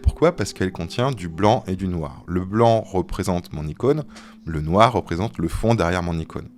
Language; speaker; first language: French; native; French